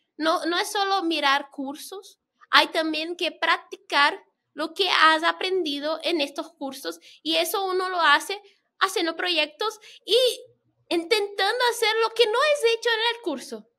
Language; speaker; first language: Spanish; non-native, fluent; Portuguese